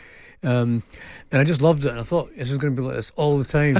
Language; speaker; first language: English; native; English